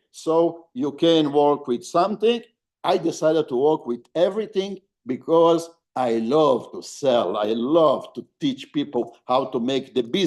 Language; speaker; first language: English; non-native, fluent; Portuguese